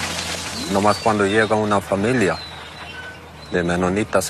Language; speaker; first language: Spanish; non-native, local second language; Plautdietsch